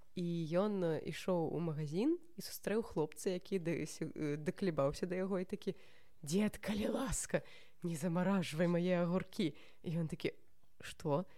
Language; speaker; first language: Belarusian; non-native, local second language; Russian